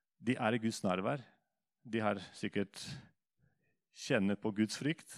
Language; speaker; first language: Norwegian; non-native, fluent; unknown